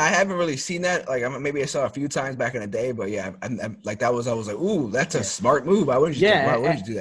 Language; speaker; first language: English; native; English